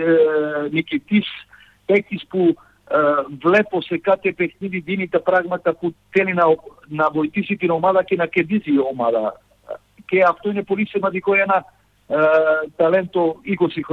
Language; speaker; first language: Greek; non-native, fluent; Serbian